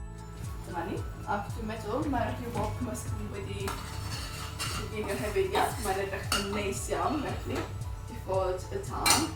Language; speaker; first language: Welsh; non-native, learner; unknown